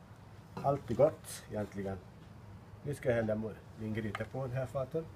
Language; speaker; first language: Swedish; non-native, fluent; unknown